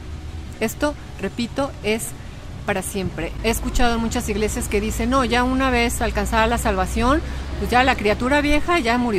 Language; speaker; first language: Spanish; native; Spanish